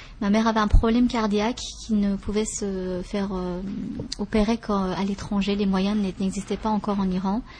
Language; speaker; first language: French; early bilingual, other home language; Persian